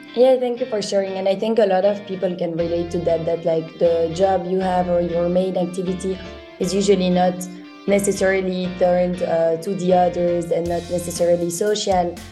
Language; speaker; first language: English; non-native, fluent; French